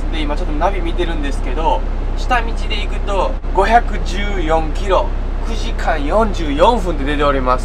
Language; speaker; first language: Japanese; native; Japanese